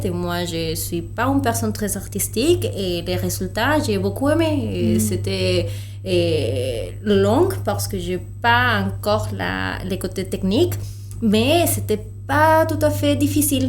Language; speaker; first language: French; non-native, fluent; Spanish